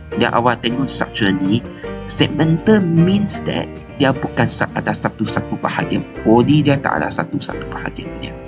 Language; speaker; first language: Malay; non-native, local second language; Chinese